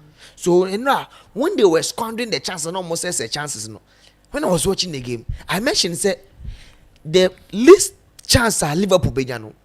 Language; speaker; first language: English; non-native, local second language; Akan